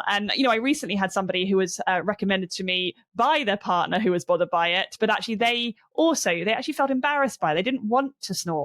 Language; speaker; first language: English; native; English